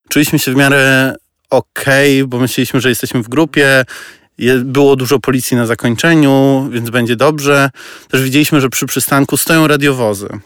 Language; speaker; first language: Polish; non-native, fluent; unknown